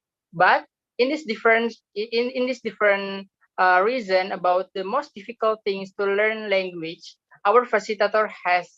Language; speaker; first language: English; non-native, learner; Indonesian